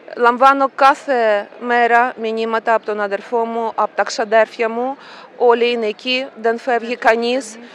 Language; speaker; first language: Greek; non-native, fluent; Ukrainian